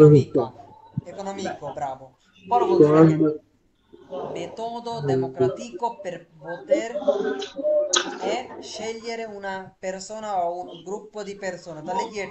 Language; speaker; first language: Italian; non-native, fluent; Bangla